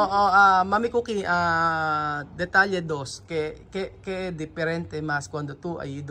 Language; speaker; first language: Spanish; non-native, learner; Filipino